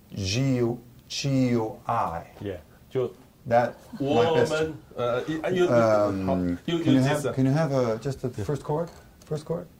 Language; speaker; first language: English; non-native, fluent; Danish